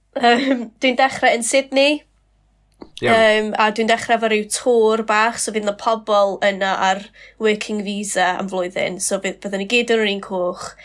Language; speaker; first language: Welsh; non-native, local second language; English